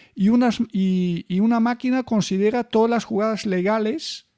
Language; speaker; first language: Spanish; non-native, fluent; Bulgarian